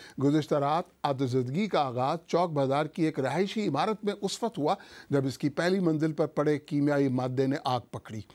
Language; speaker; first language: Urdu; native; Urdu